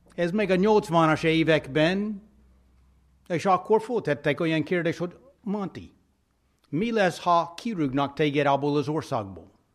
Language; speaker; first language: Hungarian; non-native, fluent; English